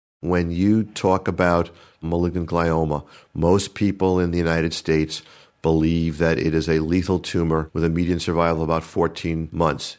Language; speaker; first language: English; native; English